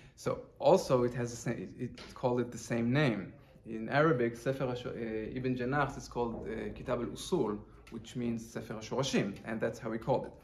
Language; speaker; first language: English; non-native, fluent; Hebrew